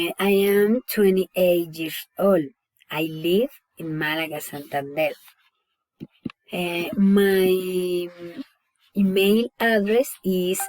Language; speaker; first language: English; non-native, learner; Spanish